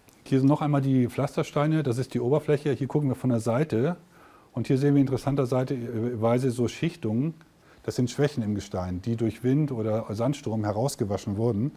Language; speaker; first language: German; native; German